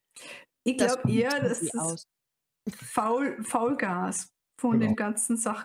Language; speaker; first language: German; native; German